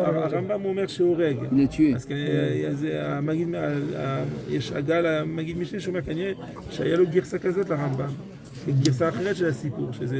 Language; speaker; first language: Hebrew; non-native, fluent; French